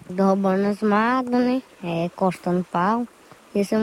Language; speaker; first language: Portuguese; non-native, local second language; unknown